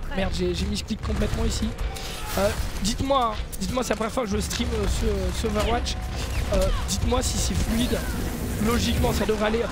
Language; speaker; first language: French; native; French